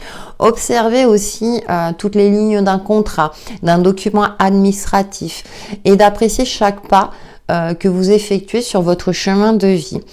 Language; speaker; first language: French; native; French